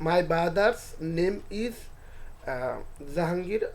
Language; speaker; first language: English; non-native, learner; Bangla